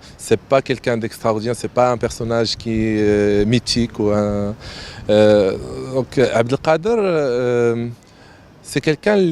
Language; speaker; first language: French; non-native, local second language; Arabic